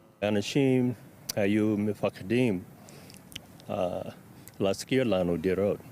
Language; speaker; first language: Hebrew; non-native, fluent; English